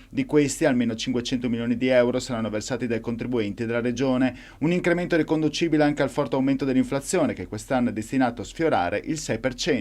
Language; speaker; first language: Italian; native; Italian